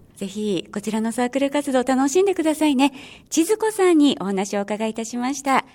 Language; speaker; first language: Japanese; native; Japanese